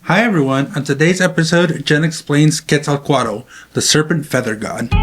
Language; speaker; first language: English; native; English